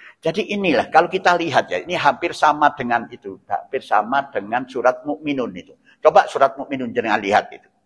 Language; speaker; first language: Indonesian; non-native, local second language; Javanese